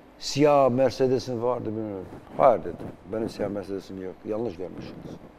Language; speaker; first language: Turkish; non-native, fluent; Albanian